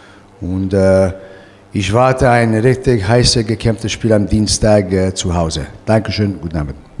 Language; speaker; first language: German; non-native, fluent; Italian